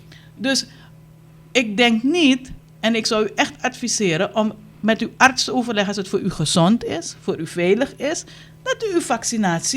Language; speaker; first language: Dutch; native; Dutch